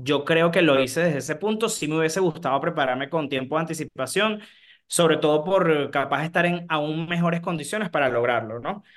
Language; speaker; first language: Spanish; native; Spanish